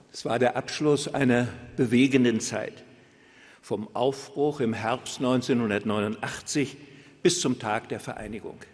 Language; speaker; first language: German; native; German